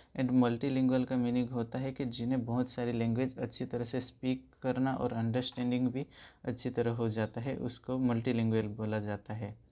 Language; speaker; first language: Hindi; native; Hindi